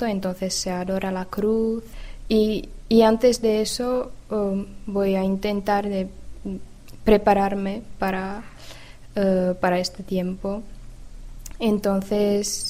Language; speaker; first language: Spanish; non-native, fluent; Czech